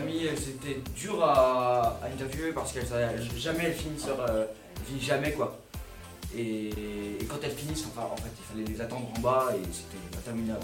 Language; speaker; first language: French; native; French